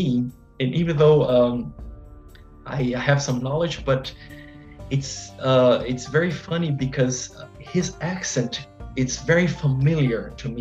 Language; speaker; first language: English; non-native, fluent; Portuguese